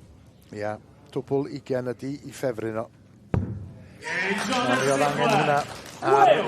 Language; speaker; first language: Welsh; native; Welsh